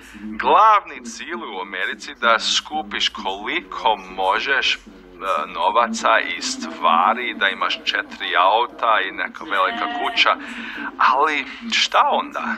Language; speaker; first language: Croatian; early bilingual, heritage; Croatian